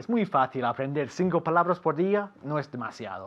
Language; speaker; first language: Spanish; non-native, fluent; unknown